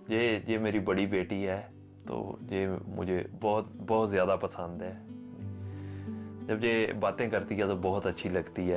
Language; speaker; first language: Hindi; non-native, local second language; Punjabi